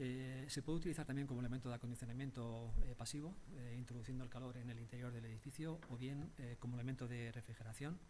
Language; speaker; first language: Spanish; native; Spanish